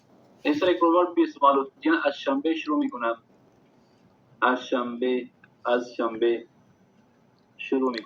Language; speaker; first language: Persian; non-native, learner; Urdu